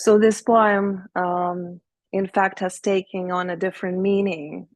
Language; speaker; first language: English; non-native, fluent; Ukrainian